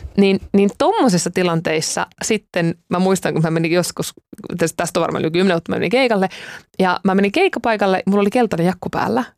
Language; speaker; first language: Finnish; native; Finnish